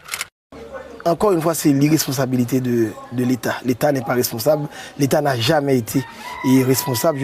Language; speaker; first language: French; non-native, local second language; Haitian Creole